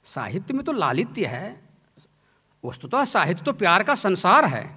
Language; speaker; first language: Hindi; native; Hindi